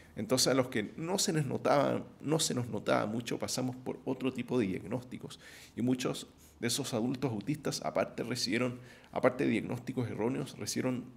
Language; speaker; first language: Spanish; native; Spanish